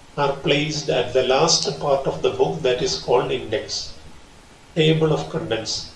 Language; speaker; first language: English; non-native, local second language; Malayalam